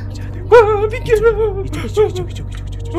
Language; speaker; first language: Korean; native; Korean